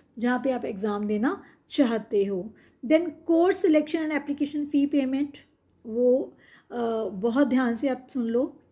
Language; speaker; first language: Hindi; non-native, local second language; Punjabi